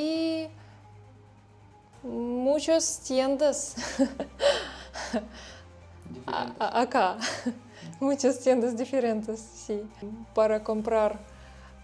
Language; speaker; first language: Spanish; non-native, learner; Russian